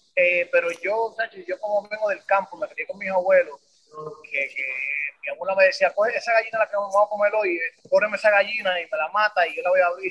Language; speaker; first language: Spanish; native; Spanish